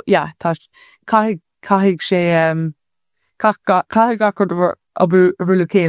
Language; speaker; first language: Irish; non-native, local second language; English